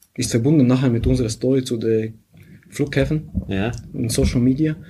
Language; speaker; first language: German; non-native, fluent; Bulgarian